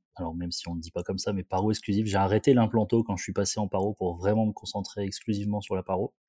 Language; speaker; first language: French; native; French